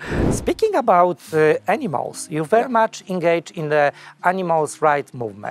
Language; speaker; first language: English; non-native, fluent; Polish